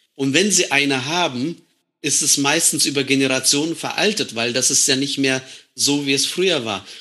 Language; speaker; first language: German; non-native, fluent; Estonian